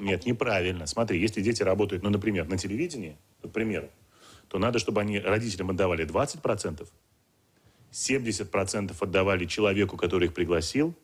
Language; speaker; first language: Russian; native; Russian